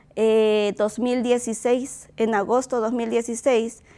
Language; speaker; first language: Spanish; native; Spanish